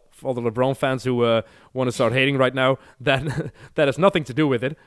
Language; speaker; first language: English; non-native, fluent; Dutch